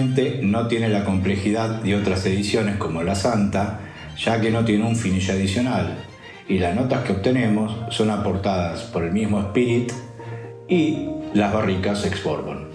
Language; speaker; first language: Spanish; native; Spanish